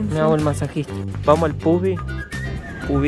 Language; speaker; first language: Spanish; native; Spanish